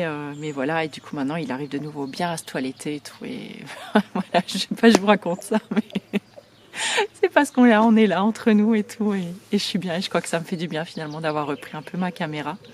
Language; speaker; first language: French; native; French